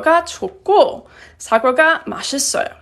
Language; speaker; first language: Korean; non-native, fluent; English